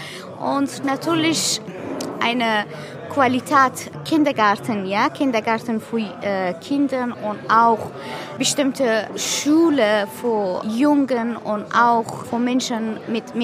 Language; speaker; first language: German; non-native, learner; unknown